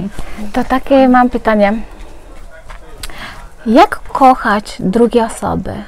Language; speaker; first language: Polish; non-native, fluent; Mongolian